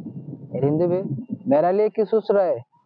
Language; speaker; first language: Hindi; non-native, learner; Bangla